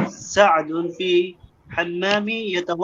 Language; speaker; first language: Arabic; non-native, learner; Bangla